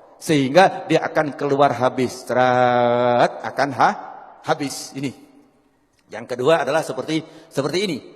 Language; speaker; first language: Indonesian; non-native, local second language; Javanese